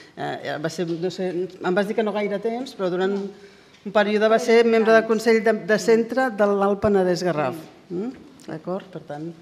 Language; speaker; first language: Catalan; native; Catalan